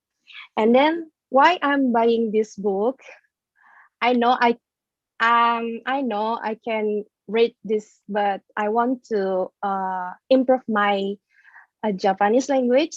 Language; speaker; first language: English; non-native, learner; Indonesian